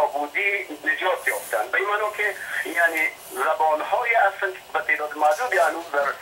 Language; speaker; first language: Persian; non-native, local second language; Shughni